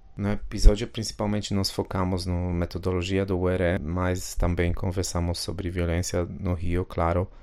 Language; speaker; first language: Portuguese; non-native, fluent; Polish